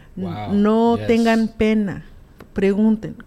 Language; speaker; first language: Spanish; early bilingual, heritage; Spanish